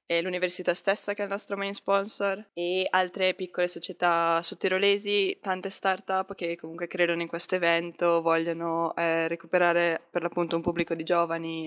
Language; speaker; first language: Italian; native; Italian